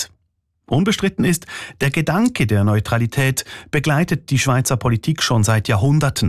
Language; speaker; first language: German; native; German